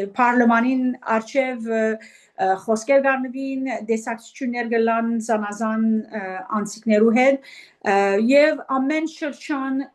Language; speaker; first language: Armenian; early bilingual, heritage; Armenian